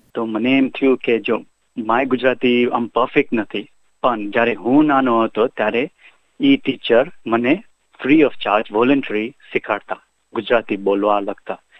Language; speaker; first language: Gujarati; early bilingual, heritage; Gujarati